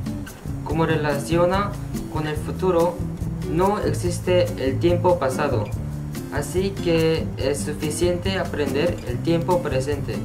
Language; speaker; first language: Spanish; non-native, fluent; Korean